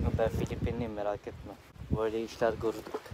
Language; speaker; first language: Turkish; non-native, fluent; Filipino